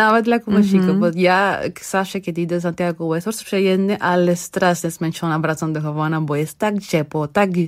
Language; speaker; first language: Polish; non-native, learner; Spanish